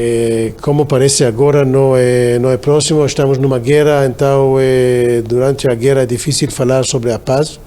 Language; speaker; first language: Portuguese; non-native, fluent; Hebrew